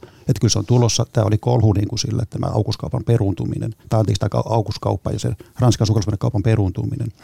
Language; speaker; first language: Finnish; native; Finnish